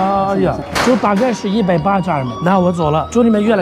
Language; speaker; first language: Chinese; non-native, fluent; Arabic